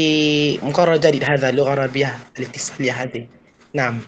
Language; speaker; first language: Arabic; non-native, fluent; Malay